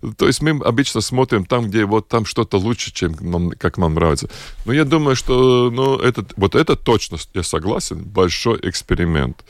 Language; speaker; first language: Russian; non-native, local second language; Latvian